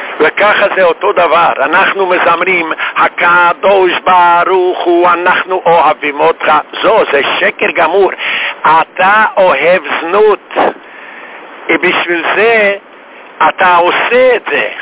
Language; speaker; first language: Hebrew; non-native, fluent; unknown